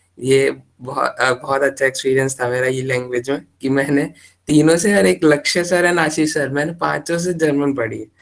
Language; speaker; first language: Hindi; native; Hindi